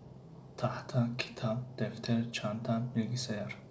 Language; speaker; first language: Turkish; non-native, fluent; Tajik